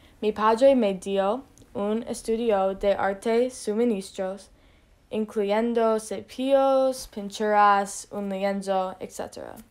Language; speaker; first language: Spanish; non-native, learner; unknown